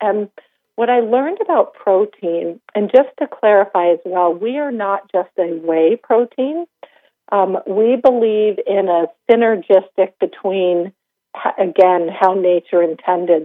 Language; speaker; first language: English; native; English